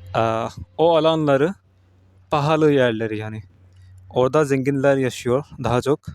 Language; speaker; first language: Turkish; non-native, fluent; Urdu